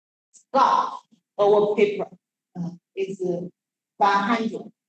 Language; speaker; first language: English; non-native, learner; Chinese